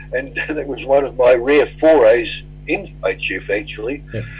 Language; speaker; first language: English; native; English